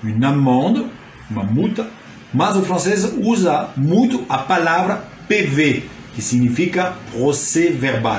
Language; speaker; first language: Portuguese; non-native, fluent; French